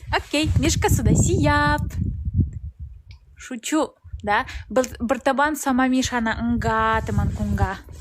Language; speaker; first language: Indonesian; non-native, learner; Russian